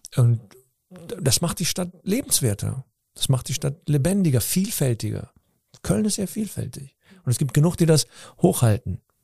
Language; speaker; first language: German; early bilingual, other home language; Turkish